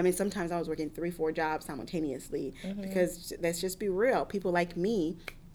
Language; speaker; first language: English; early bilingual, other home language; Haitian Creole